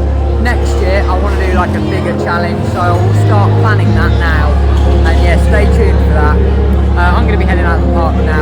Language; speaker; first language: English; native; English